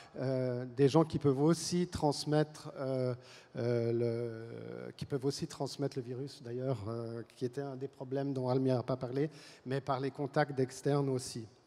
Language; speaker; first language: French; native; French